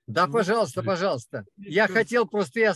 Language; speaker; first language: Russian; native; Russian